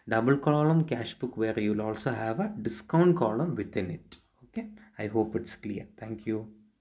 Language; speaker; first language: English; non-native, local second language; Malayalam